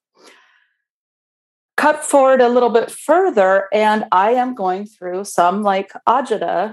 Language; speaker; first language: English; non-native, fluent; Romanian